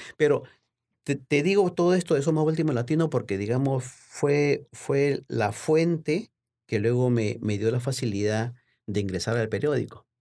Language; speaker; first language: Spanish; native; Spanish